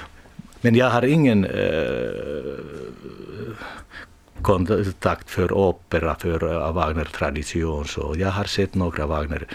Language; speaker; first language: Swedish; non-native, learner; Finnish